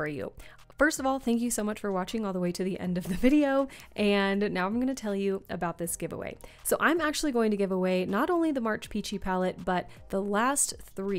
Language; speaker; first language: English; native; English